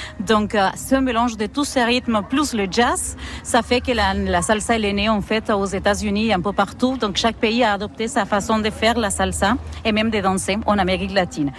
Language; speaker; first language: French; non-native, fluent; Spanish